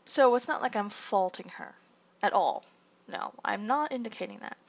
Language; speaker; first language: English; native; English